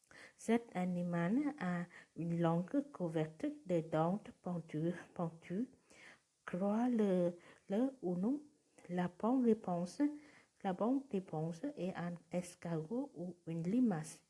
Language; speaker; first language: French; non-native, learner; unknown